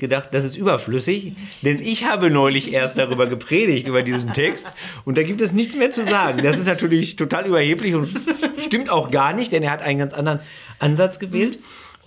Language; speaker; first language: German; native; German